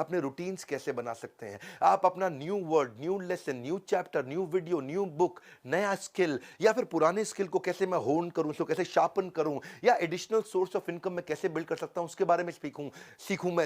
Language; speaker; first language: Hindi; native; Hindi